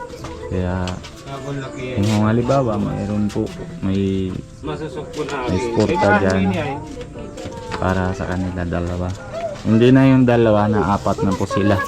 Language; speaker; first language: Filipino; non-native, local second language; Bikol